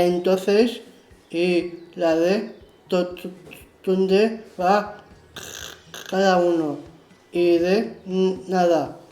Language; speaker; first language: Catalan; non-native, local second language; Spanish